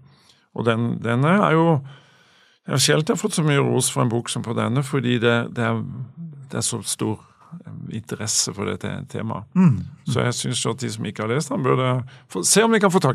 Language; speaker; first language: Norwegian; native; Norwegian